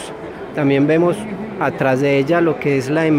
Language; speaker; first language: Spanish; native; Spanish